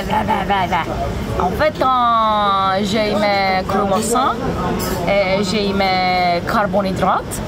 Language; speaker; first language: French; non-native, learner; Turkish